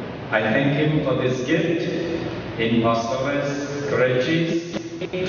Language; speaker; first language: English; non-native, local second language; Tamil